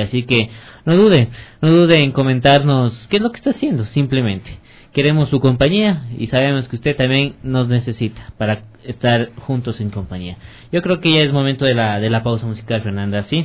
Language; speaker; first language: Spanish; native; Spanish